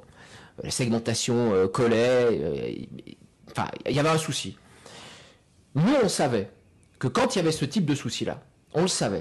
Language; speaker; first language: French; native; French